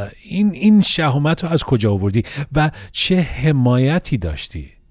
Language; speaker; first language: Persian; early bilingual, heritage; Persian